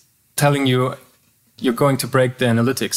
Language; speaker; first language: English; non-native, fluent; German